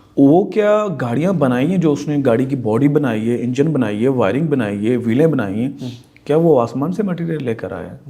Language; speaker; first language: Urdu; non-native, local second language; Sindhi